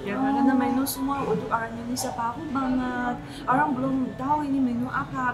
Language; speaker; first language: Indonesian; non-native, learner; Chinese